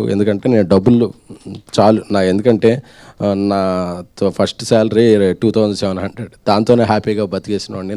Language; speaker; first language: Telugu; native; Telugu